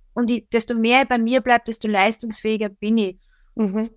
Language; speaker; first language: German; native; German